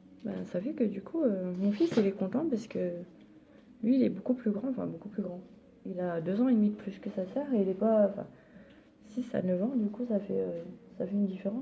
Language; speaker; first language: French; native; French